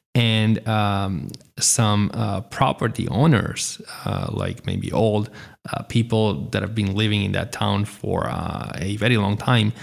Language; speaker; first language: English; non-native, fluent; Italian